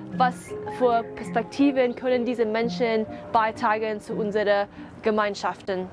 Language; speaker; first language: German; non-native, fluent; Chinese